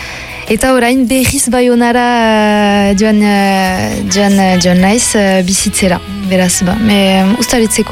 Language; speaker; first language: Basque; non-native, local second language; French